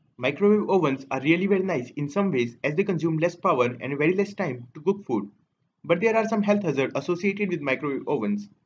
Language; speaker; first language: English; non-native, local second language; Hindi